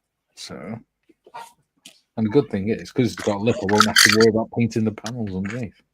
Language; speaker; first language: English; native; English